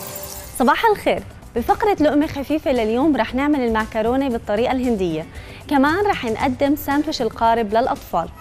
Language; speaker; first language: Arabic; native; Arabic